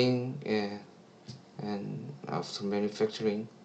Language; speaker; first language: English; non-native, learner; Korean